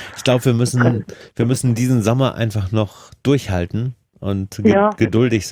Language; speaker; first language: German; native; German